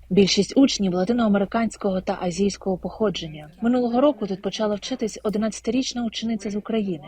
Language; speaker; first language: Ukrainian; native; Ukrainian